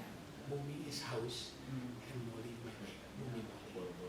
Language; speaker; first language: English; non-native, learner; Sundanese